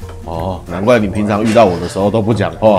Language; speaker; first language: Chinese; native; Chinese